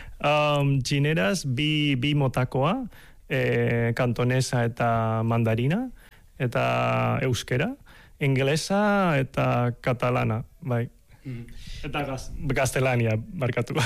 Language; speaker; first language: Basque; non-native, local second language; Spanish